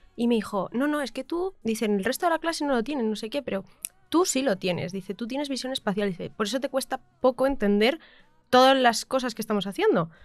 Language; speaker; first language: Spanish; native; Spanish